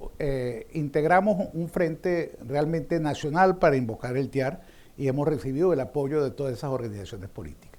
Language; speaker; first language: Spanish; native; Spanish